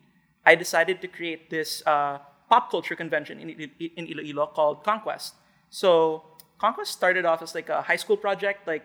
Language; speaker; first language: English; non-native, local second language; Hiligaynon